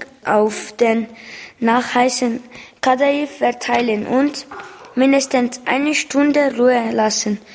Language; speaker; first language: German; early bilingual, other home language; Turkish